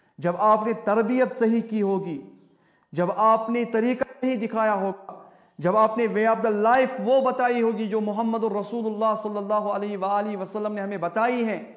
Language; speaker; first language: Hindi; non-native, local second language; Kashmiri